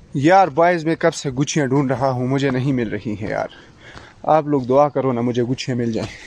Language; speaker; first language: Urdu; non-native, local second language; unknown